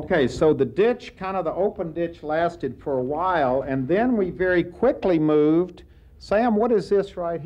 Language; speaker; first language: English; native; English